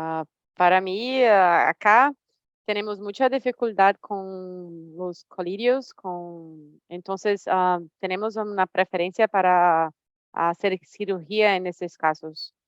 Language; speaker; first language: Spanish; non-native, fluent; Portuguese